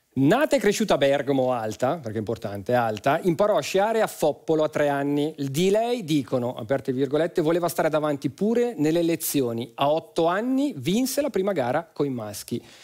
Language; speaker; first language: Italian; native; Italian